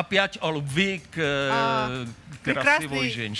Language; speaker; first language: Russian; non-native, learner; Czech